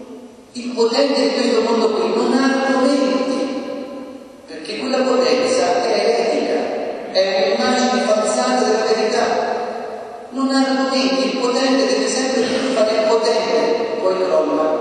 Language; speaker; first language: Italian; native; Italian